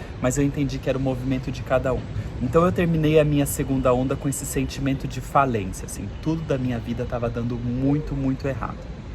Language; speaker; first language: Portuguese; native; Portuguese